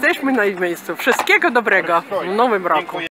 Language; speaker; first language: Polish; non-native, fluent; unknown